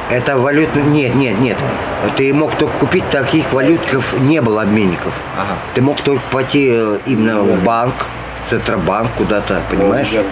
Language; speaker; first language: Russian; native; Russian